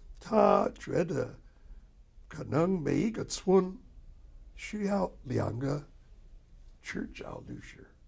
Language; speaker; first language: Chinese; non-native, fluent; English